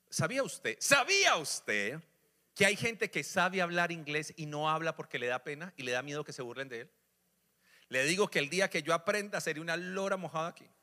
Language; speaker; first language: Spanish; native; Spanish